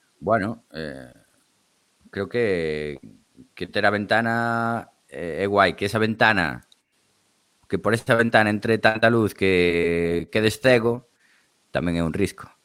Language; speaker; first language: Galician; native; Galician